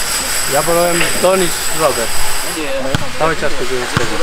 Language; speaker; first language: Polish; non-native, learner; Spanish